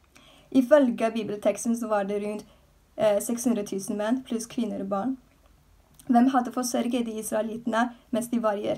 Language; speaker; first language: Norwegian; non-native, fluent; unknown